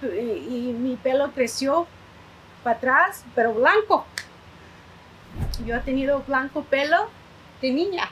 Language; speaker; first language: Spanish; early bilingual, heritage; Spanish